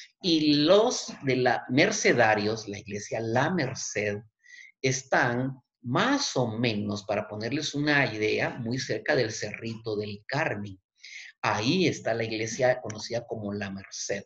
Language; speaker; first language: Spanish; native; Spanish